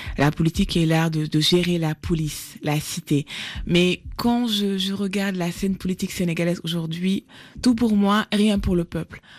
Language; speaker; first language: French; non-native, local second language; Fula